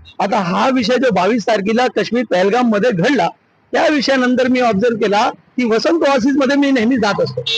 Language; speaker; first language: Marathi; non-native, local second language; Hindi